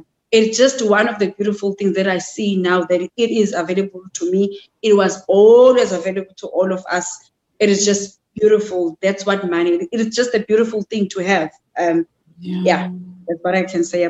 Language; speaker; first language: English; non-native, local second language; Zulu